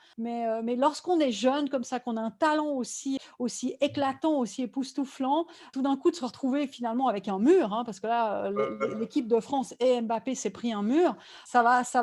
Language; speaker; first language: French; native; French